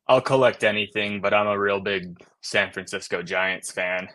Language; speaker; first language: English; native; English